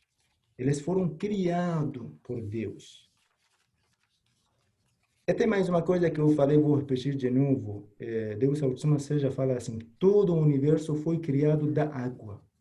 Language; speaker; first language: Portuguese; non-native, fluent; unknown